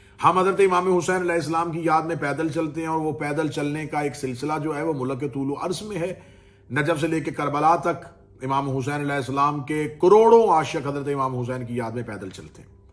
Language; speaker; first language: Urdu; non-native, local second language; Punjabi